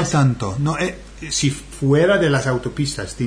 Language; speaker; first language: Spanish; non-native, fluent; English